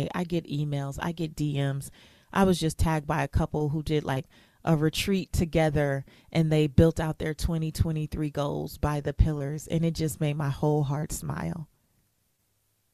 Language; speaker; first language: English; native; English